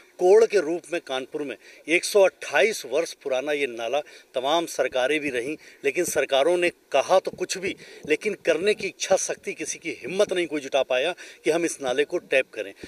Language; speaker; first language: Hindi; native; Hindi